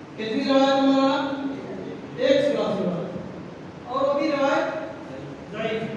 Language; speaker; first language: Urdu; native; Urdu